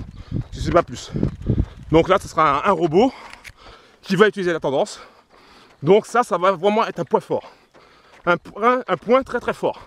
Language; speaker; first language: French; native; French